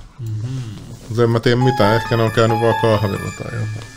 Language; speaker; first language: Finnish; native; Finnish